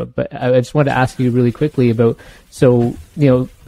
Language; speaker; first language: English; native; English